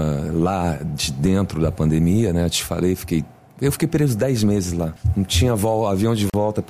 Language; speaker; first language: Portuguese; native; Portuguese